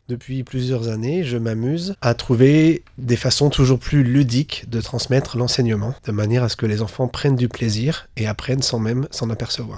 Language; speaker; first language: French; native; French